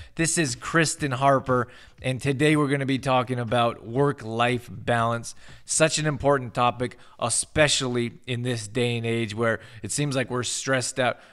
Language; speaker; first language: English; native; English